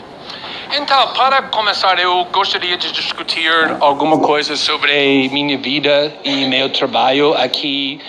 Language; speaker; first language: Portuguese; non-native, fluent; English